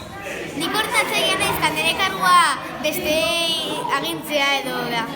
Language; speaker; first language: Basque; non-native, local second language; Spanish